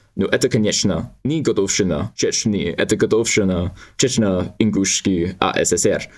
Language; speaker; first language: Russian; non-native, learner; English